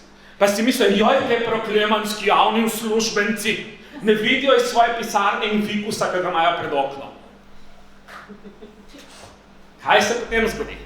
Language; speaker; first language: Slovenian; native; Slovenian